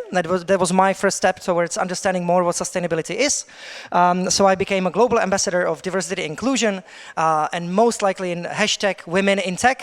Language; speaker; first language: English; non-native, fluent; Czech